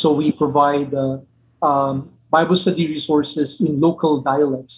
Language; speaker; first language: English; non-native, local second language; Min Nan Chinese